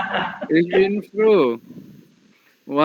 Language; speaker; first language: German; non-native, learner; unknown